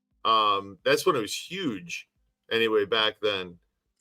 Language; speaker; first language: English; native; English